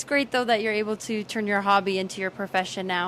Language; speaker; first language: English; native; English